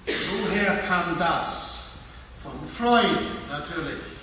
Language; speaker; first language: German; non-native, fluent; English